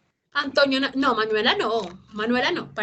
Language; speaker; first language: Spanish; native; Spanish